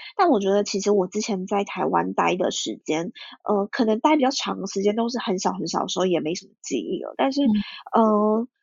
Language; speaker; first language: Chinese; early bilingual, heritage; Chinese